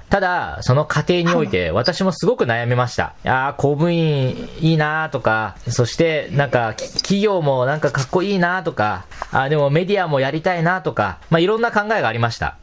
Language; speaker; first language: Japanese; non-native, fluent; Chinese